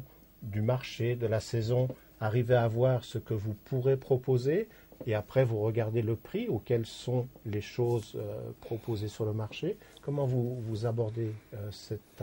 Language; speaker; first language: French; native; French